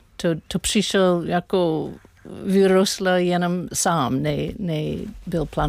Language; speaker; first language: Czech; non-native, learner; English